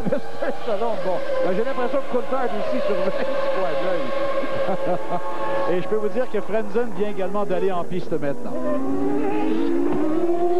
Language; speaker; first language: French; native; French